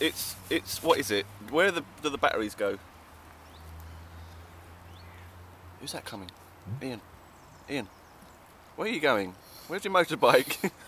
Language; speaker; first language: English; native; English